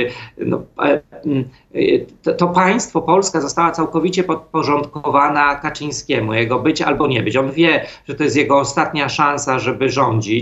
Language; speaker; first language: Polish; native; Polish